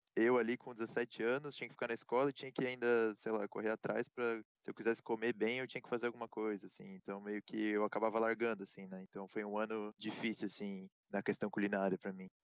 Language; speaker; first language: Portuguese; native; Portuguese